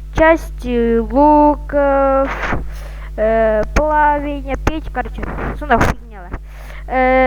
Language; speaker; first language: Russian; non-native, local second language; Kazakh